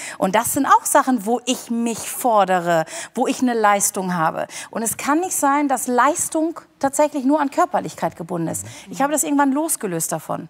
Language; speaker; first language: German; early bilingual, other home language; Turkish